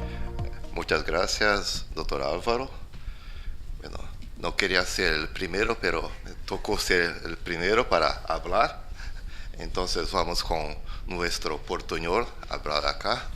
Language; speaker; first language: Spanish; non-native, fluent; Portuguese